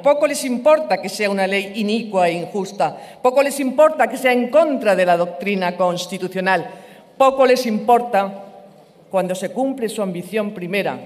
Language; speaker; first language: Spanish; native; Spanish